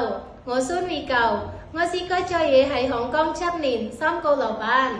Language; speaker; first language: Cantonese; non-native, learner; Indonesian